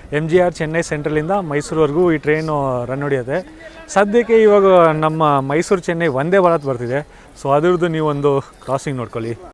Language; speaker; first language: Kannada; non-native, local second language; Hindi